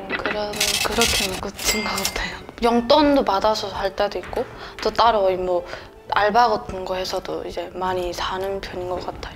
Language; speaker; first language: Korean; native; Korean